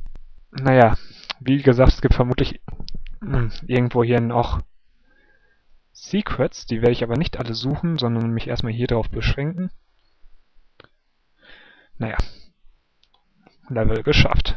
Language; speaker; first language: German; native; German